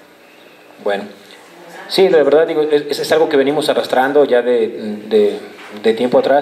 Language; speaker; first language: Spanish; native; Spanish